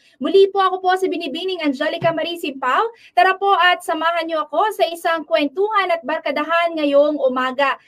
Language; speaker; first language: Filipino; non-native, local second language; Pampanga